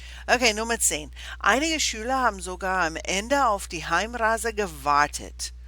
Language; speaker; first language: German; non-native, fluent; English